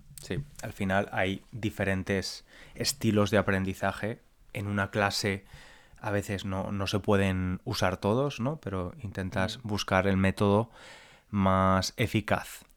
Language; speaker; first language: Spanish; native; Spanish